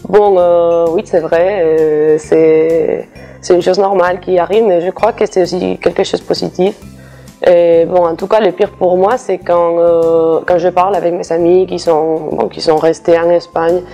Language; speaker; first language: French; non-native, fluent; Spanish